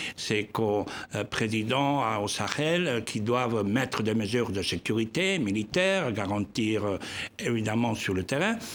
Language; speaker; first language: French; non-native, fluent; Spanish